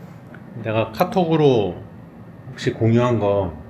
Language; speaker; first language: Korean; native; Korean